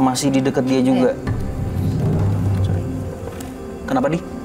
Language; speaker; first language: Indonesian; native; Indonesian